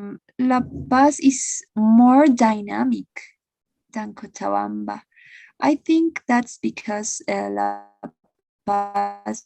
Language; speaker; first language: English; non-native, learner; Spanish